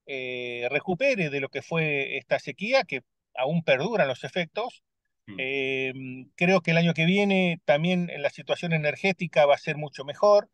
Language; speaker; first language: Spanish; native; Spanish